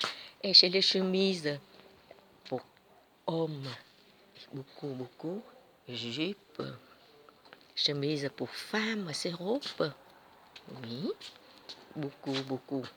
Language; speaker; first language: French; non-native, learner; Vietnamese